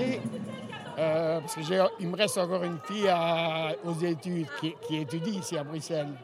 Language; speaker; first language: French; early bilingual, other home language; Spanish